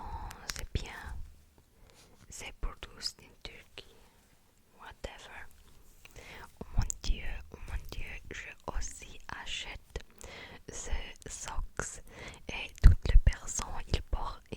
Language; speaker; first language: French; non-native, learner; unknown